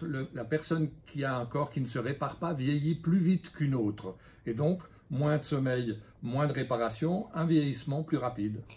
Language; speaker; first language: French; native; French